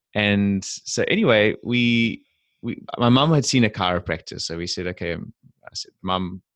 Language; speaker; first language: English; native; English